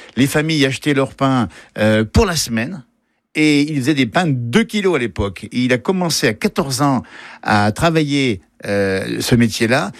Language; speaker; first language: French; native; French